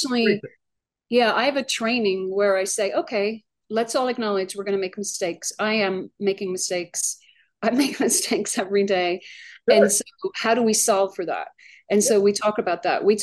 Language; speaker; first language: English; native; English